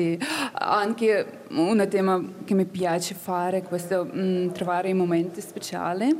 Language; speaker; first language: Italian; non-native, learner; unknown